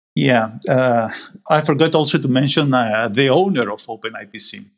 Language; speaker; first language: English; non-native, fluent; Greek